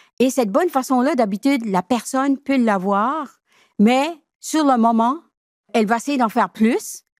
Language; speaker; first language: French; native; French